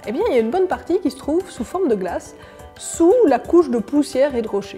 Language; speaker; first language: French; native; French